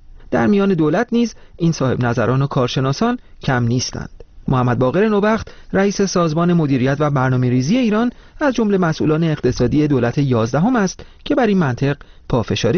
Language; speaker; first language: Persian; native; Persian